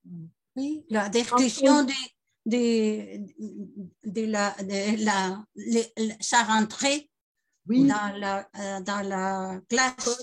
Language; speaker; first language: French; non-native, learner; Spanish